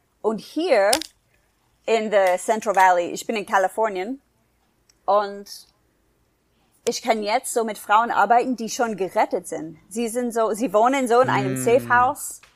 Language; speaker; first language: German; non-native, fluent; English